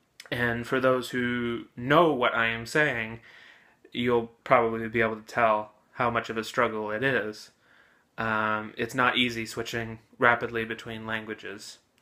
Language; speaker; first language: English; native; English